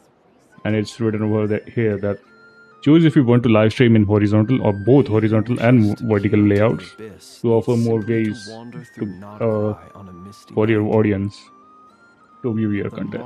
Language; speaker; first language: English; non-native, local second language; Hindi